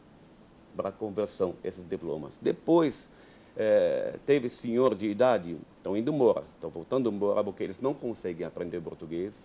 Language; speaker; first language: Portuguese; non-native, fluent; Arabic